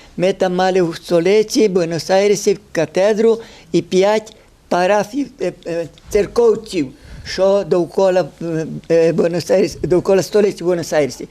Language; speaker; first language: Ukrainian; early bilingual, heritage; Ukrainian